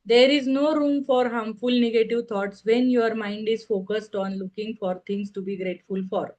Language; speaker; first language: English; non-native, local second language; Marathi